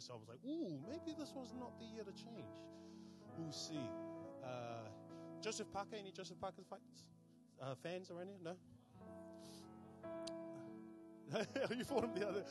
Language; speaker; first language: English; native; English